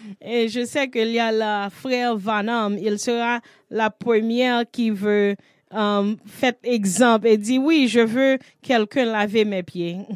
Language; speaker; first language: French; non-native, learner; English